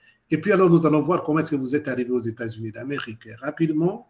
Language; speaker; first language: French; non-native, local second language; Lingala